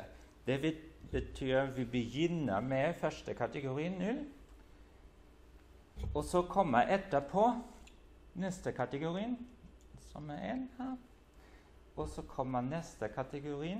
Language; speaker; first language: Norwegian; non-native, fluent; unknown